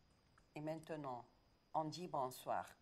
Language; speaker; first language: French; non-native, fluent; Arabic